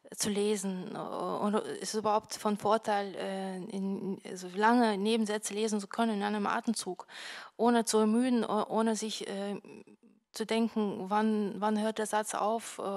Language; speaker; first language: German; non-native, fluent; Ukrainian